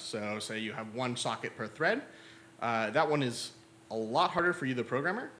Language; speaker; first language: English; native; English